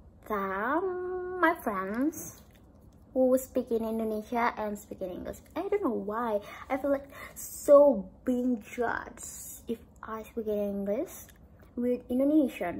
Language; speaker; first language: English; non-native, learner; Indonesian